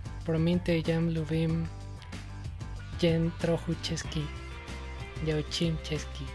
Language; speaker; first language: Czech; non-native, learner; Spanish